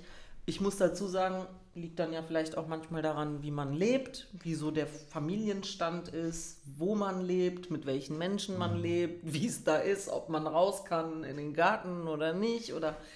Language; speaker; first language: German; native; German